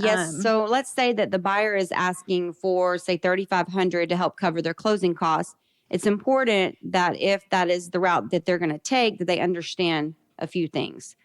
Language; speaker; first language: English; native; English